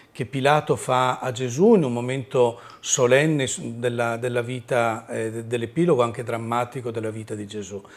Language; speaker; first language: Italian; native; Italian